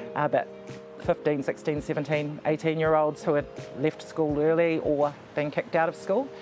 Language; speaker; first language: English; native; English